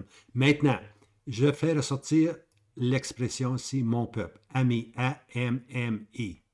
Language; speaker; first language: French; native; French